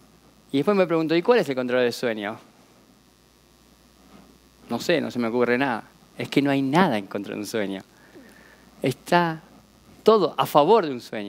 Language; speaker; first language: Spanish; native; Spanish